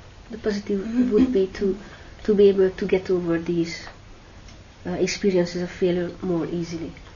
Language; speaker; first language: English; non-native, fluent; Hungarian